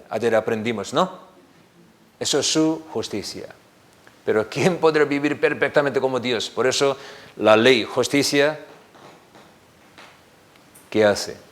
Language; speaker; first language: Spanish; non-native, learner; Korean